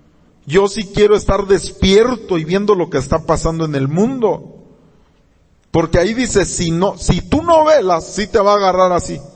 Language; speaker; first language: Spanish; native; Spanish